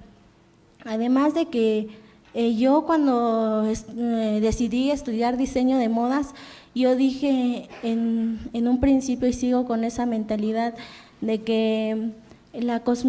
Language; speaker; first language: Spanish; non-native, local second language; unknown